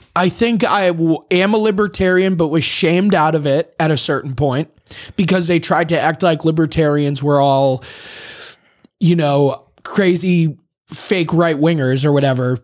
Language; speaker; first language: English; native; English